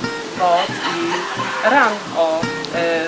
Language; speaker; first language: Welsh; non-native, fluent; Polish